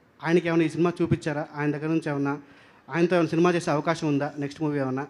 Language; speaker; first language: Telugu; native; Telugu